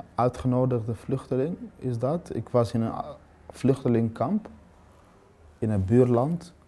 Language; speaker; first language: Dutch; non-native, fluent; Swahili